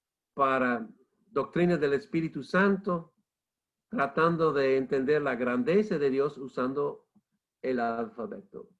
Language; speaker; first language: Spanish; non-native, fluent; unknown